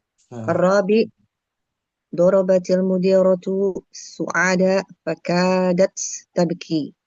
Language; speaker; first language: Arabic; non-native, learner; Indonesian